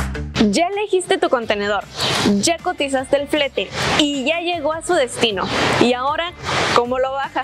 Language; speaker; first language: Spanish; native; Spanish